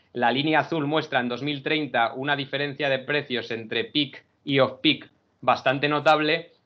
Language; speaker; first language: Spanish; native; Spanish